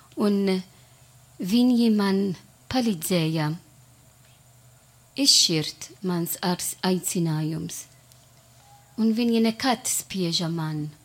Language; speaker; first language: Latvian; non-native, learner; Italian